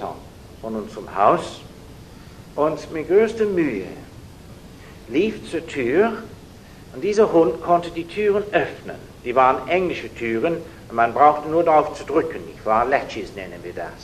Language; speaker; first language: German; non-native, fluent; English